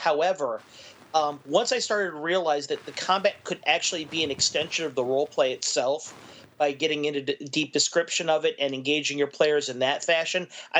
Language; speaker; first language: English; native; English